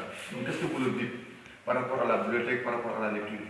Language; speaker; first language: French; non-native, local second language; Wolof